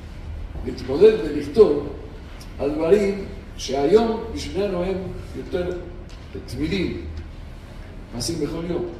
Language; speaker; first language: Hebrew; non-native, fluent; Spanish